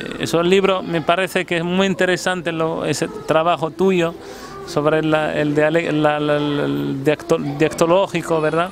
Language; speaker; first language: Spanish; non-native, fluent; Arabic